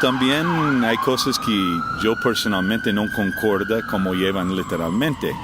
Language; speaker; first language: Spanish; non-native, fluent; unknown